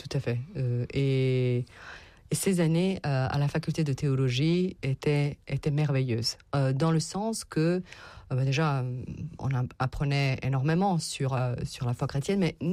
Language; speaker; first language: French; non-native, fluent; Serbian